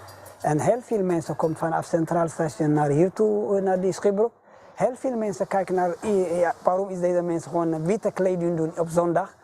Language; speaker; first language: Dutch; non-native, learner; Tigrinya